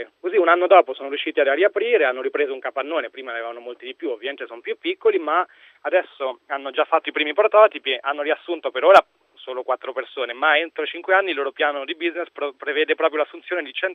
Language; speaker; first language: Italian; native; Italian